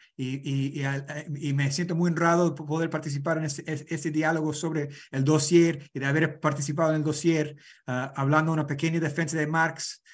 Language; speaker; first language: Spanish; non-native, fluent; English